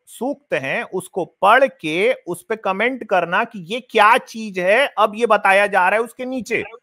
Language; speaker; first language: Hindi; native; Hindi